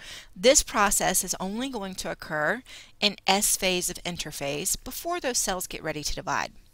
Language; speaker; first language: English; native; English